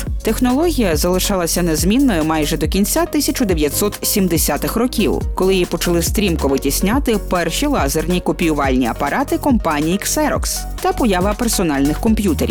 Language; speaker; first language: Ukrainian; native; Ukrainian